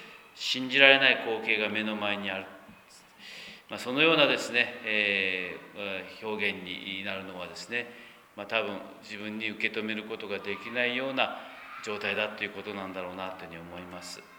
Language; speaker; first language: Japanese; native; Japanese